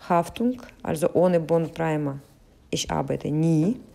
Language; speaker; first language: German; non-native, fluent; Russian